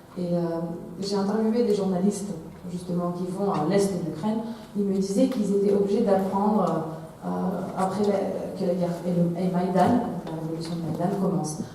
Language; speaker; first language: French; non-native, fluent; Russian